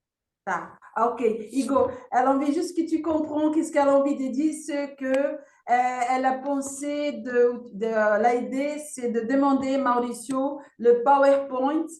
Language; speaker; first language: French; non-native, fluent; Portuguese